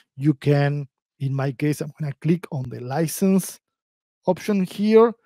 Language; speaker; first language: English; non-native, fluent; Spanish